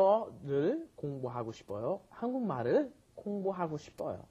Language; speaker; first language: Korean; non-native, fluent; English